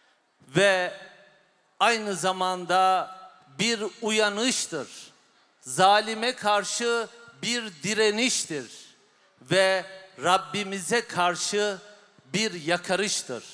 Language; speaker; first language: Turkish; native; Turkish